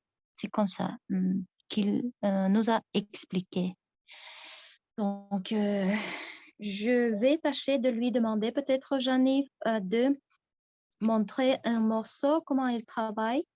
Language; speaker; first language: French; non-native, fluent; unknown